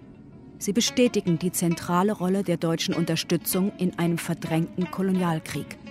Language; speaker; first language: German; native; German